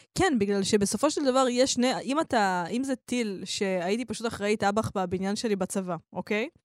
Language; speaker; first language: Hebrew; native; Hebrew